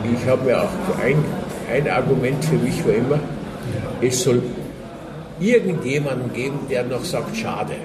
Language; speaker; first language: German; native; German